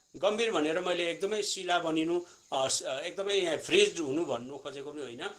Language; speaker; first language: Nepali; native; Nepali